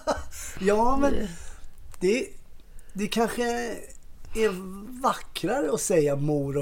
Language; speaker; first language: Swedish; native; Swedish